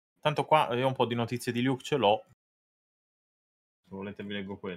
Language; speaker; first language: Italian; native; Italian